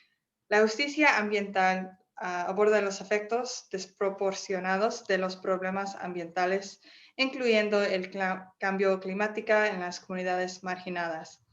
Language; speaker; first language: Spanish; non-native, fluent; English